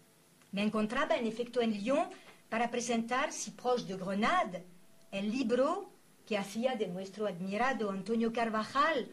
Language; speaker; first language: Spanish; native; Spanish